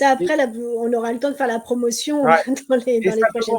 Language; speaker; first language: French; native; French